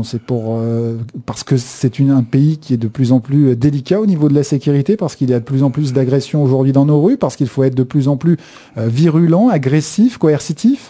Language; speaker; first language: French; native; French